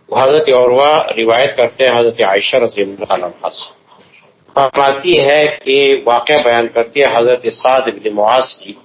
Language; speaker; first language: Urdu; non-native, local second language; Pashto